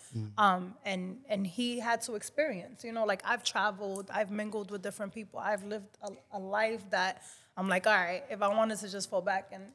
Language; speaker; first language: English; non-native, fluent; Spanish